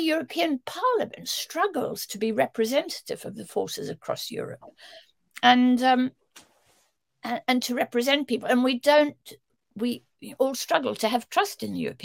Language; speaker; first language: English; native; English